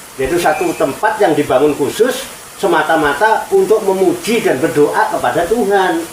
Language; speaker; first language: Indonesian; non-native, local second language; Javanese